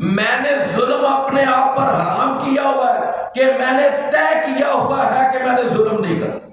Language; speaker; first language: Urdu; non-native, local second language; Punjabi